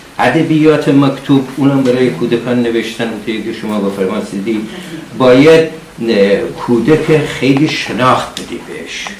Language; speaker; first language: Persian; non-native, local second language; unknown